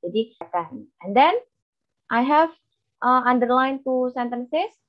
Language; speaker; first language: English; non-native, fluent; Indonesian